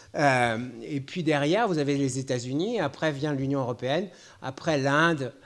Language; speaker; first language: French; native; French